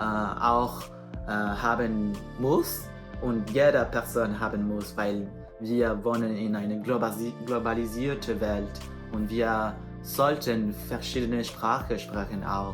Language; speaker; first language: German; non-native, fluent; Spanish